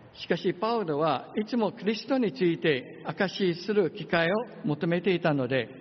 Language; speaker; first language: Japanese; non-native, fluent; English